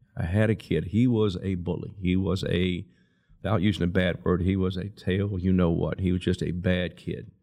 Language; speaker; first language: English; native; English